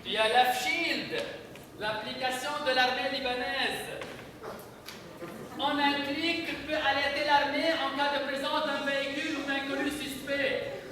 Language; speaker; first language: French; non-native, local second language; Arabic